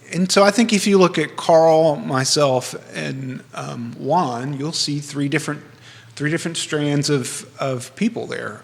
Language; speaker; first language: English; native; English